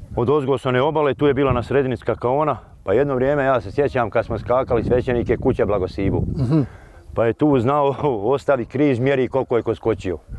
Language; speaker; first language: Bosnian; native; Bosnian